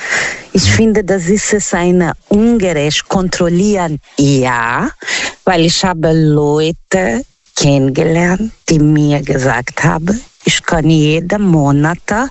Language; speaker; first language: German; non-native, learner; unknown